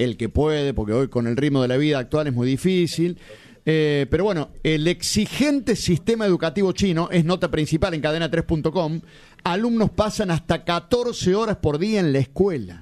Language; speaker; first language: Spanish; native; Spanish